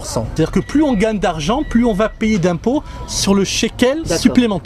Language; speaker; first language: French; native; French